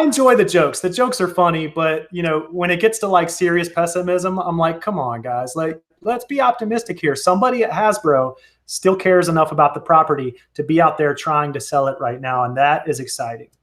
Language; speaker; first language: English; native; English